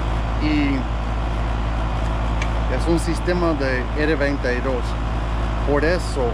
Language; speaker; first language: Spanish; non-native, fluent; English